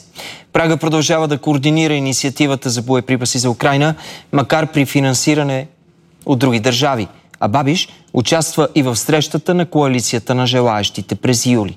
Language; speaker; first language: Bulgarian; native; Bulgarian